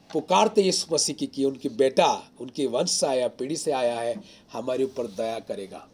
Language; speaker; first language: Hindi; non-native, local second language; Odia